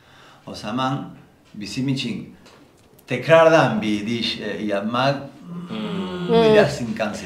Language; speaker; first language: Turkish; non-native, learner; Spanish